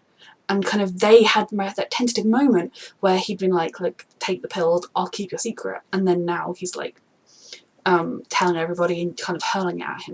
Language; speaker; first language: English; native; English